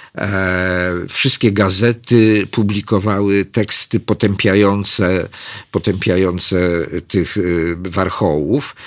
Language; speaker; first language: Polish; native; Polish